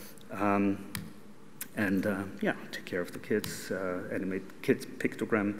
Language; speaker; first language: English; non-native, fluent; German